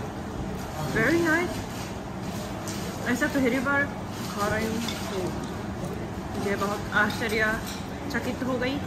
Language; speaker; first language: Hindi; non-native, learner; Japanese